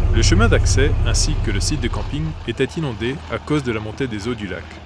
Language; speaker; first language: French; native; French